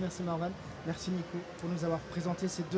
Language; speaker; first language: French; native; French